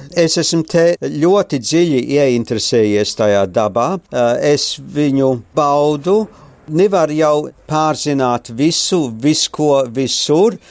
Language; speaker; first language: Latvian; early bilingual, heritage; Latvian